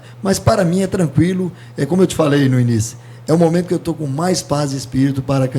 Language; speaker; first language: Portuguese; native; Portuguese